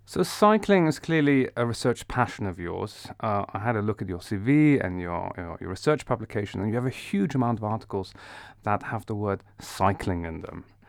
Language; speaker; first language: English; non-native, fluent; Dutch